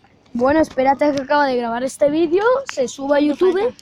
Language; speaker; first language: Spanish; native; Spanish